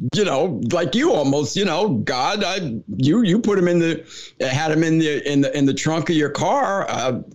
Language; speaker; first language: English; native; English